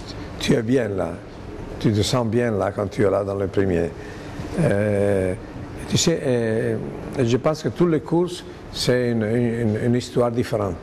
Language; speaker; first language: French; non-native, fluent; Italian